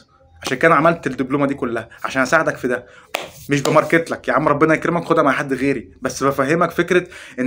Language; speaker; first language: Arabic; native; Arabic